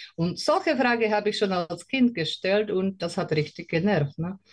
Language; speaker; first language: German; non-native, learner; Slovak